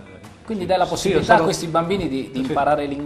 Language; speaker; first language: Italian; native; Italian